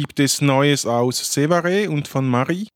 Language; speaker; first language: German; native; German